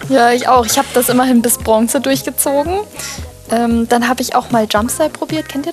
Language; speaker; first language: German; native; German